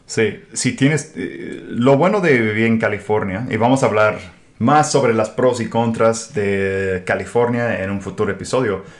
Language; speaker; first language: Spanish; non-native, fluent; English